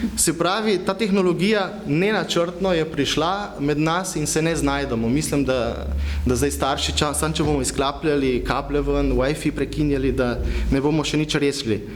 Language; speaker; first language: Slovenian; native; Slovenian